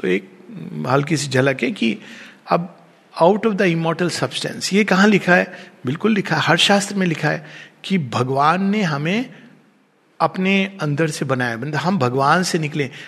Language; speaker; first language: Hindi; native; Hindi